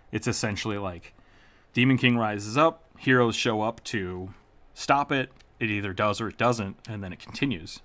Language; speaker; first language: English; native; English